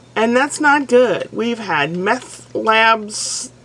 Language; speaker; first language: English; native; English